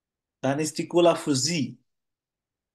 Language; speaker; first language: German; non-native, fluent; Bangla